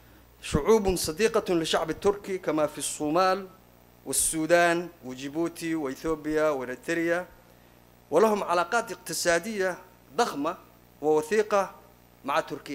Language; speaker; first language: Arabic; non-native, local second language; Somali